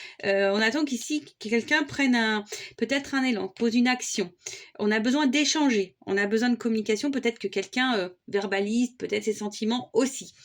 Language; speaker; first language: French; native; French